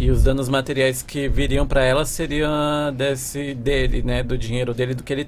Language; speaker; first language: Portuguese; native; Portuguese